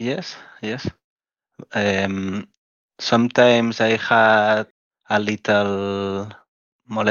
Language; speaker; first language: English; non-native, learner; Spanish